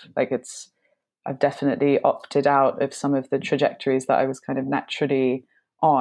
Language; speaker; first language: English; native; English